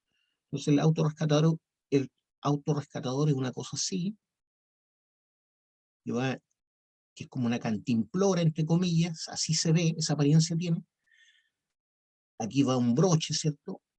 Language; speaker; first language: Spanish; native; Spanish